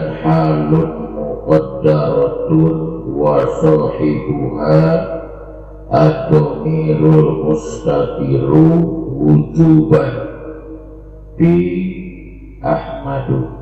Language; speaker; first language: Arabic; non-native, fluent; Sundanese